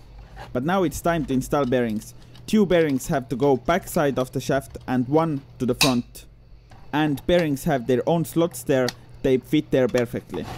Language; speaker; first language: English; non-native, fluent; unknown